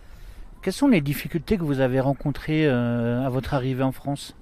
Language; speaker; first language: French; native; French